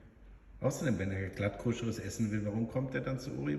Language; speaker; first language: German; native; German